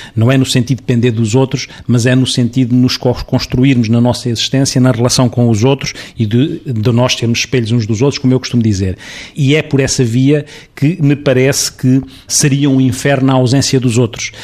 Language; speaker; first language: Portuguese; native; Portuguese